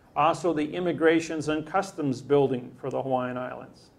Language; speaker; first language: English; native; English